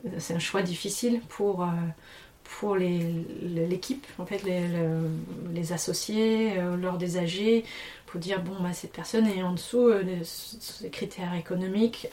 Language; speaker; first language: French; non-native, fluent; English